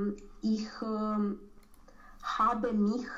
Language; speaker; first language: German; non-native, learner; Romanian